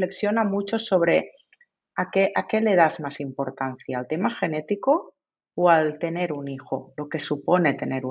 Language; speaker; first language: Spanish; native; Spanish